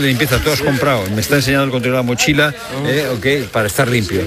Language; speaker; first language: Spanish; native; Spanish